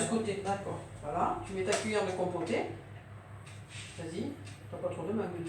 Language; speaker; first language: French; native; French